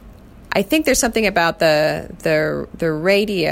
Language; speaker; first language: English; native; English